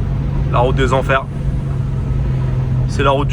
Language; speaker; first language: French; native; French